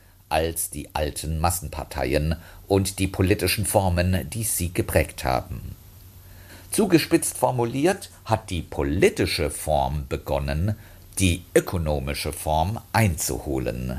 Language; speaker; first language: German; native; German